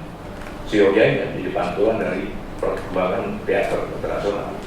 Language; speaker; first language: Indonesian; native; Indonesian